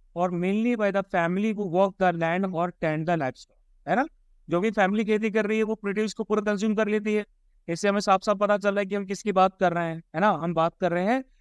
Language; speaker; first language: Hindi; native; Hindi